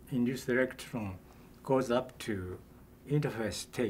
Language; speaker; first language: English; non-native, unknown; Japanese